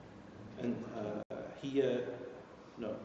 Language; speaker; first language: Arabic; non-native, learner; English